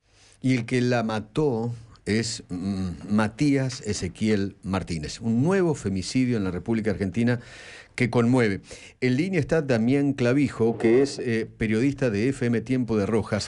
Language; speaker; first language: Spanish; native; Spanish